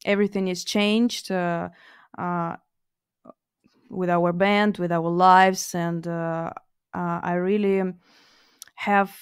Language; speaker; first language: English; non-native, fluent; Russian